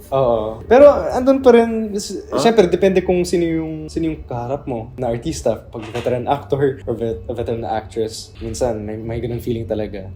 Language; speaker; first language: Filipino; early bilingual, other home language; English